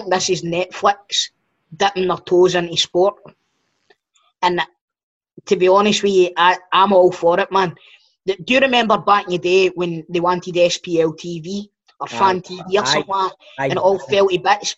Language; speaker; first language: English; native; English